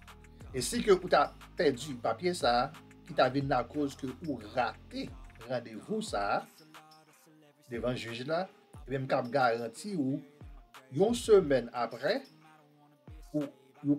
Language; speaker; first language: French; non-native, learner; Haitian Creole